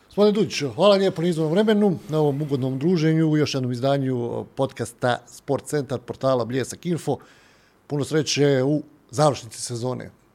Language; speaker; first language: Bosnian; native; Bosnian